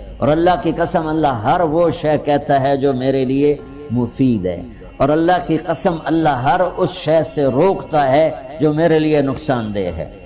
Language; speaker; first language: Urdu; non-native, local second language; Punjabi